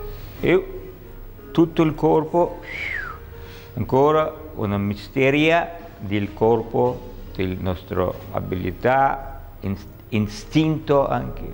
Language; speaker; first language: Italian; non-native, learner; Russian